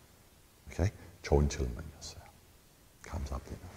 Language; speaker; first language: Korean; non-native, fluent; English